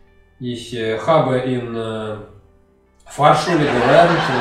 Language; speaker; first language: German; non-native, learner; Russian